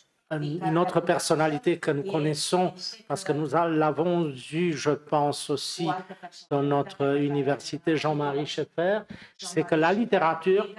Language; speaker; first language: French; non-native, fluent; Romanian